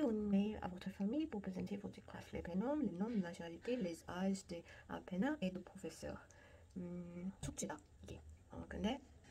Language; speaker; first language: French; non-native, learner; Korean